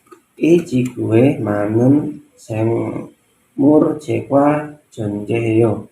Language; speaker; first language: Korean; non-native, learner; Indonesian